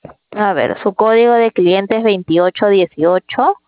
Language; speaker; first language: Spanish; native; Spanish